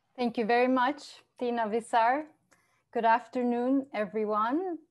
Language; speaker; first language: English; non-native, fluent; Turkish